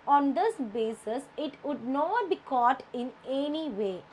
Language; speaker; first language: English; non-native, local second language; Tamil